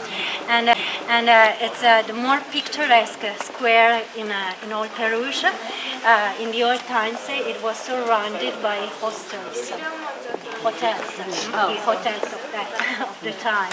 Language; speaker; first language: English; non-native, fluent; French